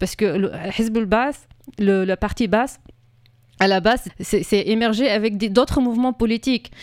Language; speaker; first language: French; non-native, fluent; Arabic